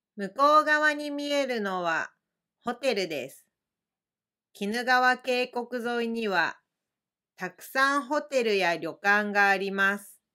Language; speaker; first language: Japanese; native; Japanese